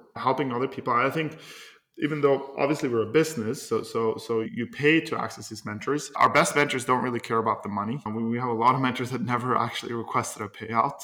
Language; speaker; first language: English; non-native, fluent; Norwegian